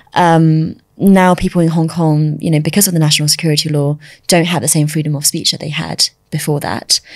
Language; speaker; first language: English; early bilingual, other home language; Chinese